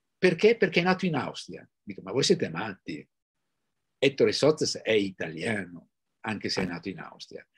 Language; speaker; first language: Italian; native; Italian